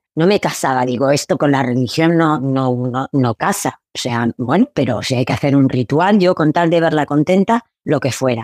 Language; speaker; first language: Spanish; early bilingual, other home language; Arabic